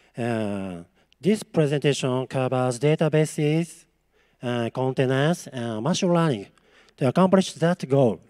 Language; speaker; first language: English; non-native, learner; Japanese